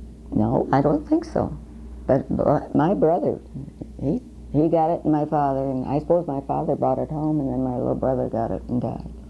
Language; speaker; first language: English; early bilingual, other home language; Swedish